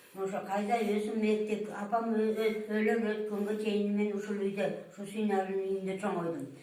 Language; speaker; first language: Kyrgyz; native; Kyrgyz